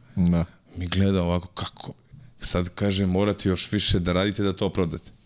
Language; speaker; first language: Serbian; native; Serbian